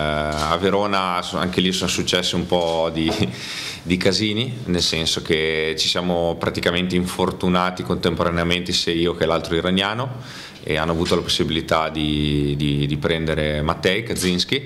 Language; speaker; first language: Italian; native; Italian